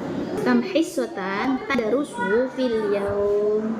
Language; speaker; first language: Arabic; non-native, fluent; Indonesian